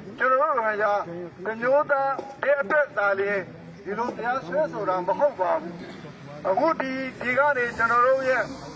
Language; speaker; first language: Burmese; non-native, local second language; Rohingya